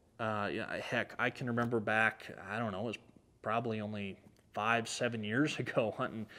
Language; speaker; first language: English; native; English